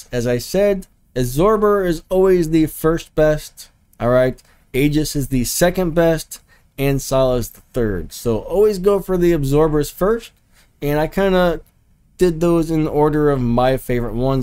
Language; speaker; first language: English; native; English